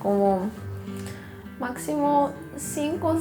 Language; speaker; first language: Spanish; non-native, learner; Korean